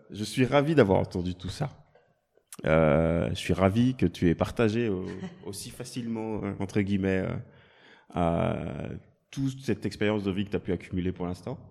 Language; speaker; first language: French; native; French